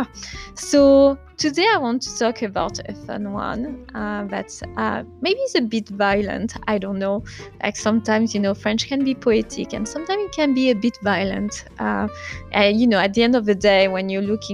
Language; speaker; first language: English; non-native, fluent; French